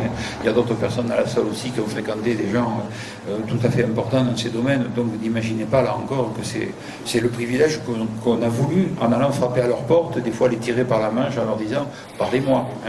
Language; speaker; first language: French; native; French